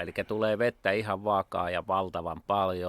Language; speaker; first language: Finnish; native; Finnish